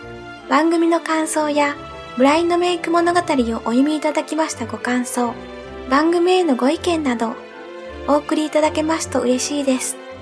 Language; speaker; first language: Japanese; native; Japanese